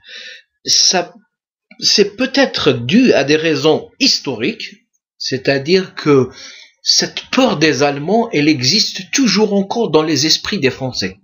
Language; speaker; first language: French; non-native, local second language; Arabic